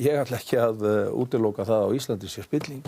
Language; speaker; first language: Icelandic; native; Icelandic